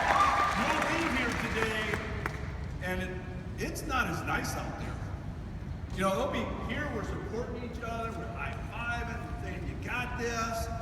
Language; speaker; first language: English; native; English